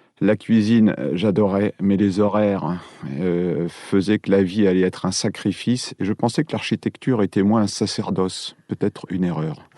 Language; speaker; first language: French; native; French